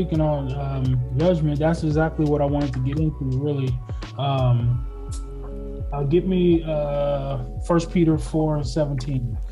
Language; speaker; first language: English; native; English